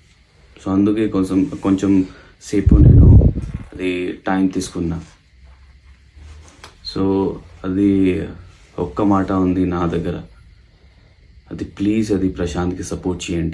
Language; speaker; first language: Telugu; non-native, local second language; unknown